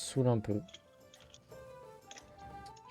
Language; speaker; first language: French; native; French